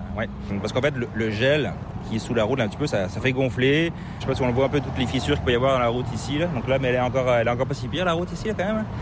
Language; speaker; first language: French; native; French